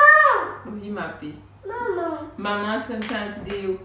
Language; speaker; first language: French; non-native, learner; Haitian Creole